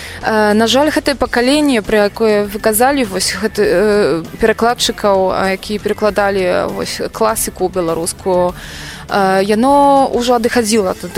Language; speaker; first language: Belarusian; non-native, fluent; Polish